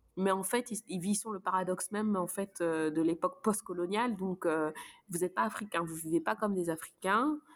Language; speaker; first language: French; native; French